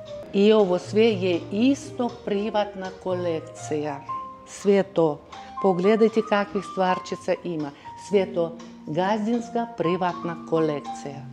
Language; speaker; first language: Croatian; non-native, fluent; Russian